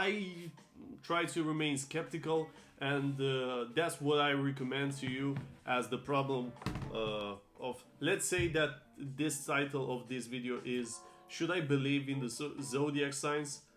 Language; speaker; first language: English; non-native, fluent; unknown